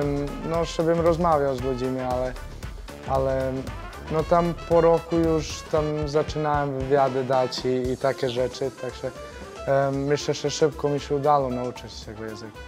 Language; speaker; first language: Polish; non-native, fluent; Serbian